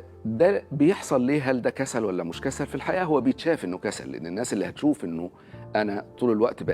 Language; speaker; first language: Arabic; native; Arabic